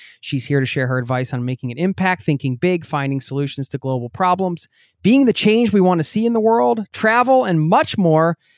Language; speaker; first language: English; native; English